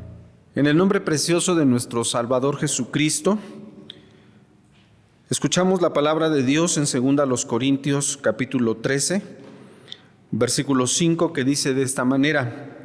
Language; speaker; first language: Spanish; native; Spanish